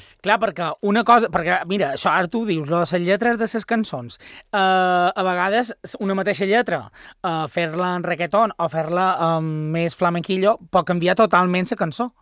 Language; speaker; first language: Catalan; native; Catalan